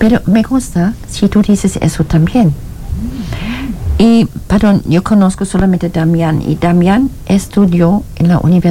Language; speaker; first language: Spanish; non-native, learner; German